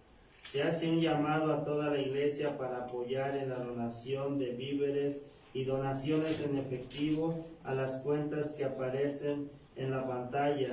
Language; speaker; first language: Spanish; native; Spanish